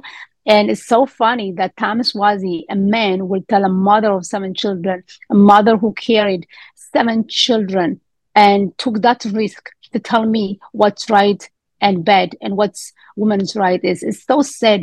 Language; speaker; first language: English; early bilingual, other home language; Amharic